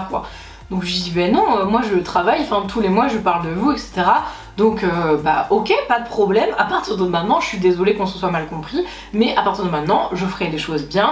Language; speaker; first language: French; native; French